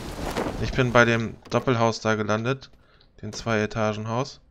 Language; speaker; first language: German; native; German